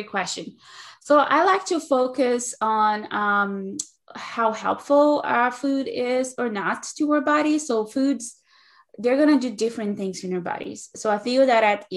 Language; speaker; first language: English; non-native, fluent; Portuguese